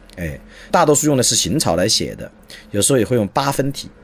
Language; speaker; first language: Chinese; native; Chinese